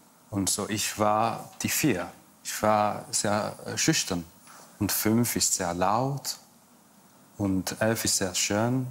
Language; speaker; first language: German; non-native, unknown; English